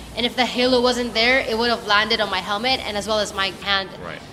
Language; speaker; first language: English; non-native, local second language; Filipino